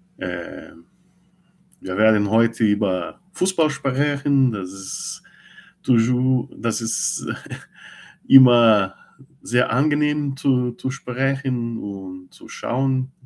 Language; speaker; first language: German; non-native, learner; Portuguese